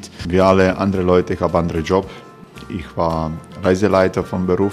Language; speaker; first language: German; non-native, learner; Croatian